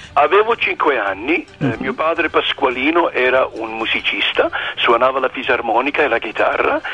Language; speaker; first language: Italian; early bilingual, heritage; Italian